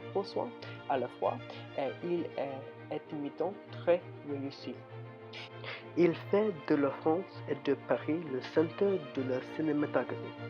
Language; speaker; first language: French; non-native, learner; English